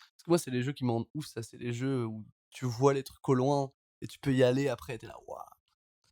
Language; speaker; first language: French; native; French